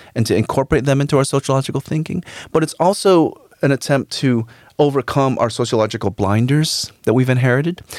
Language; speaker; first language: English; native; English